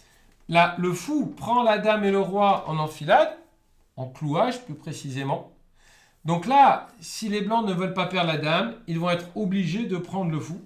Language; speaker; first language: French; native; French